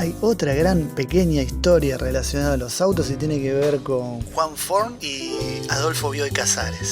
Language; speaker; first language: Spanish; native; Spanish